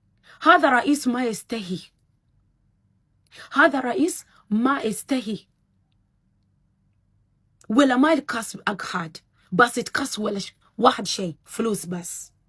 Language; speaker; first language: Arabic; non-native, learner; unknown